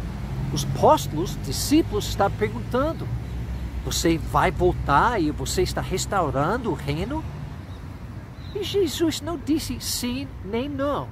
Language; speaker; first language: Portuguese; non-native, fluent; English